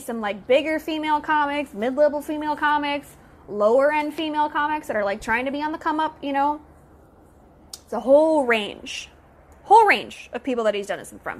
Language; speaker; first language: English; native; English